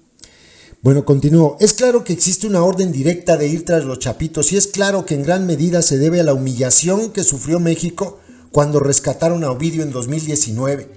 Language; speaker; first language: Spanish; native; Spanish